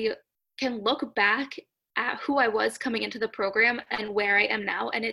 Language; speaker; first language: English; native; English